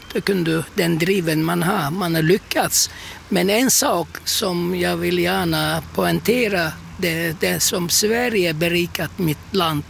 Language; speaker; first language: Swedish; non-native, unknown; Turkish